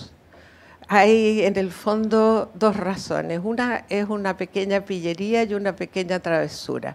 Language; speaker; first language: Spanish; native; Spanish